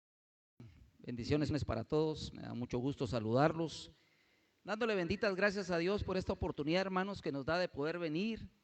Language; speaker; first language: Spanish; native; Spanish